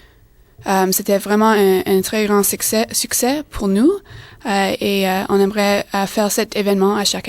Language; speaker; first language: French; non-native, fluent; English